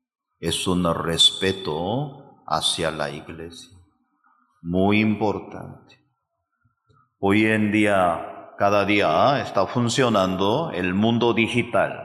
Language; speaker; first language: Spanish; non-native, fluent; Korean